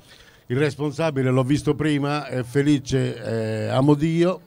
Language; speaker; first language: Italian; native; Italian